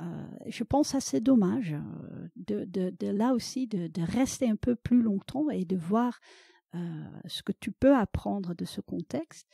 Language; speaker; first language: French; non-native, fluent; Dutch